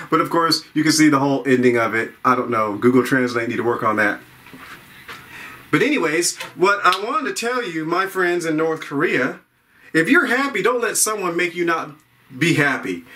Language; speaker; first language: English; native; English